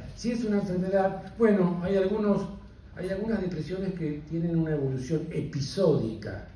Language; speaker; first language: Spanish; native; Spanish